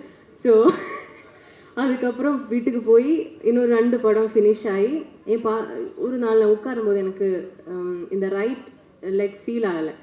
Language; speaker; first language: Tamil; non-native, learner; Malayalam